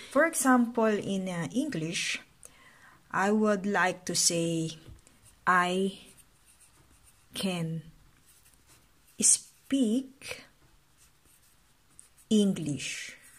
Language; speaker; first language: English; non-native, local second language; Filipino